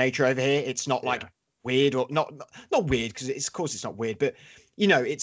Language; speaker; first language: English; native; English